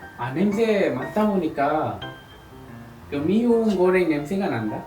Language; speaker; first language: Korean; non-native, fluent; Malay